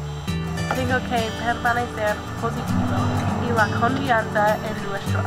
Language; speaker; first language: Spanish; non-native, learner; English